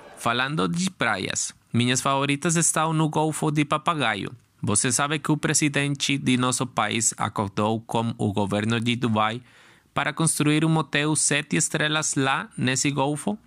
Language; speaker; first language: Portuguese; non-native, learner; Spanish